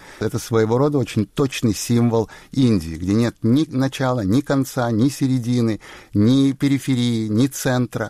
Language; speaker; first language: Russian; native; Russian